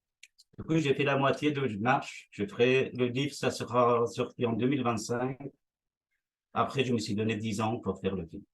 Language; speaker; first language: French; non-native, fluent; Persian